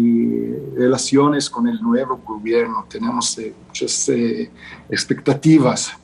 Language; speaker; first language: Spanish; non-native, fluent; Hebrew